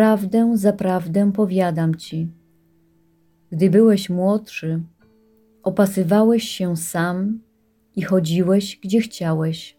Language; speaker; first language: Polish; native; Polish